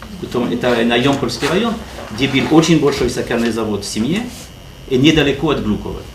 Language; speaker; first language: Russian; non-native, learner; French